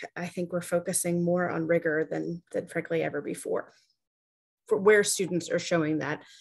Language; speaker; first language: English; native; English